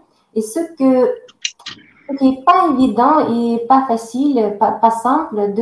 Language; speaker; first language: French; non-native, fluent; Russian